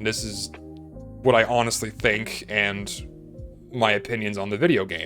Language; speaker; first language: English; native; English